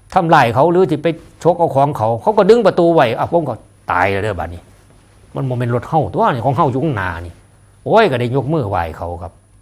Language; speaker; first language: Thai; native; Thai